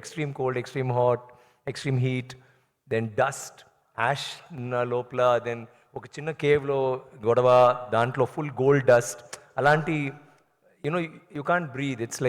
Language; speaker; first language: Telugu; non-native, learner; Tamil